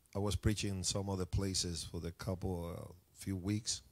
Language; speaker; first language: English; non-native, fluent; Spanish